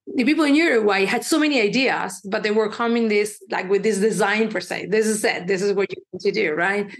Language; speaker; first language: English; early bilingual, other home language; Spanish